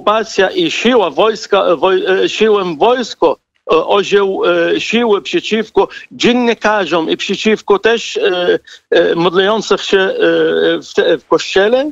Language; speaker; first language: Polish; non-native, fluent; Arabic